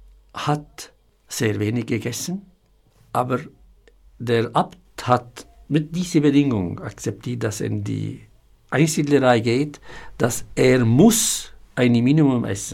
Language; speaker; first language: German; non-native, fluent; Arabic